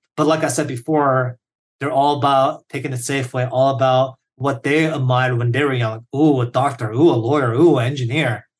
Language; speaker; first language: English; early bilingual, other home language; Korean